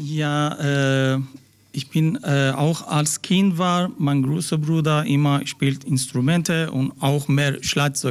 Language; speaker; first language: German; non-native, learner; Persian